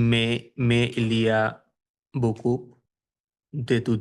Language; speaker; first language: French; non-native, learner; Bangla